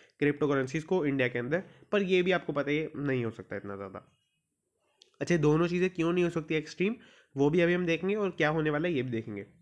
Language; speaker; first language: Hindi; native; Hindi